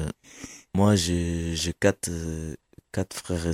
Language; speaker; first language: French; non-native, fluent; Kabuverdianu